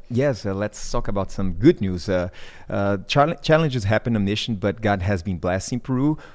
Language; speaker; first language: English; non-native, fluent; Portuguese